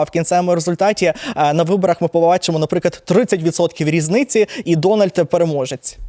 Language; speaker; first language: Ukrainian; native; Ukrainian